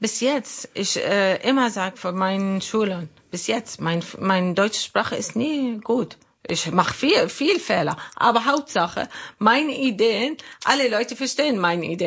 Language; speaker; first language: German; non-native, learner; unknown